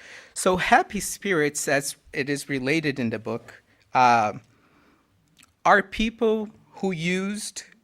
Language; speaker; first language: English; non-native, fluent; Portuguese